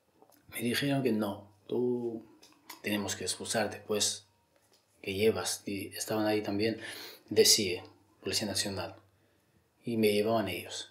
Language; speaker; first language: Spanish; non-native, learner; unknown